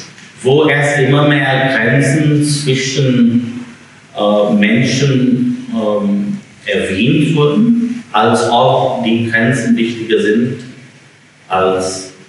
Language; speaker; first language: German; non-native, fluent; English